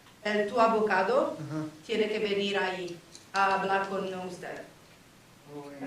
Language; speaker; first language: Spanish; non-native, learner; English